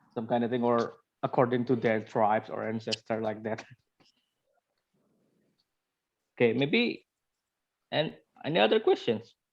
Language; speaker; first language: English; non-native, learner; Indonesian